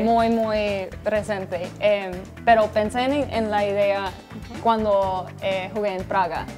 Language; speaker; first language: Spanish; early bilingual, heritage; English